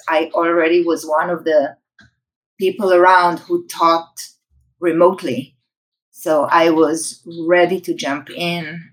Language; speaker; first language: English; non-native, fluent; Hebrew